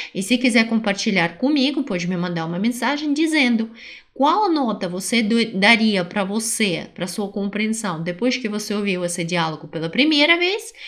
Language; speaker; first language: Portuguese; non-native, fluent; Russian